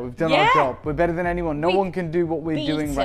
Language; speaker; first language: English; native; English